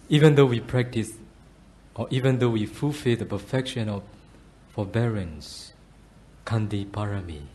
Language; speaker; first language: English; non-native, fluent; Burmese